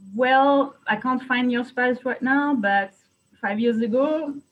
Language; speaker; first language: English; non-native, fluent; French